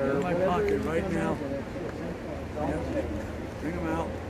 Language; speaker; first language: English; native; English